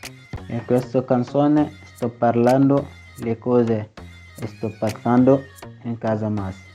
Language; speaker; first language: Italian; non-native, learner; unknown